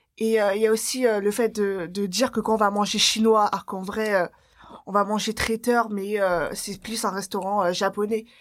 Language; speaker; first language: French; early bilingual, other home language; Chinese